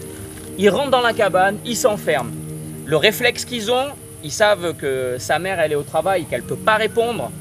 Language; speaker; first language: French; native; French